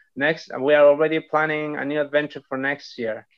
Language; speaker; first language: English; non-native, fluent; Spanish